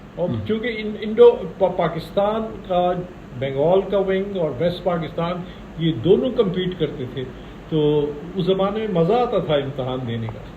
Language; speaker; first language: Urdu; native; Urdu